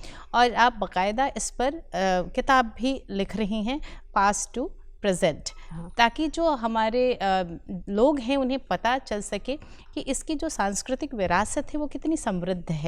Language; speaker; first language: Hindi; native; Hindi